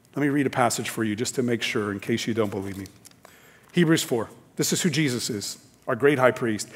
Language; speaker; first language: English; native; English